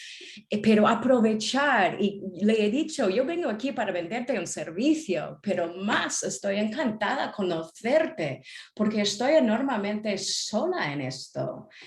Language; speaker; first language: Spanish; non-native, fluent; English